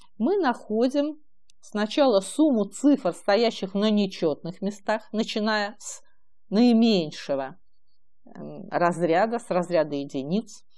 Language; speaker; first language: Russian; native; Russian